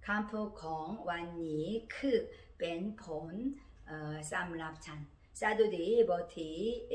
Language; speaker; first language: Thai; non-native, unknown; Korean